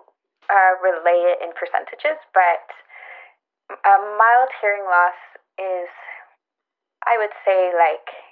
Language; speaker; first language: English; native; English